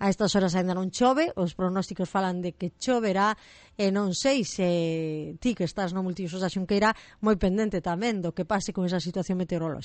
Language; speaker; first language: Galician; native; Galician